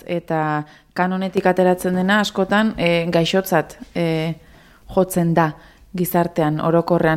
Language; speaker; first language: Basque; native; Basque